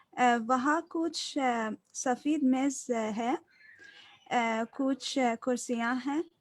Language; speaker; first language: Hindi; non-native, learner; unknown